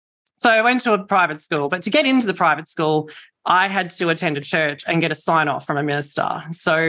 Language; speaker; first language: English; native; English